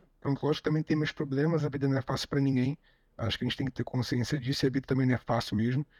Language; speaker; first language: Portuguese; native; Portuguese